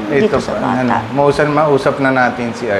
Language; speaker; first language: Filipino; non-native, learner; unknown